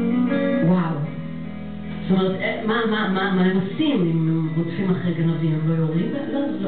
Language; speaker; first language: Hebrew; native; Hebrew